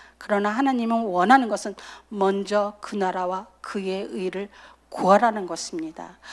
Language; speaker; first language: Korean; native; Korean